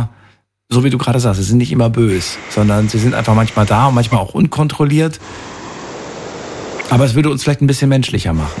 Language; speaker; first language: German; native; German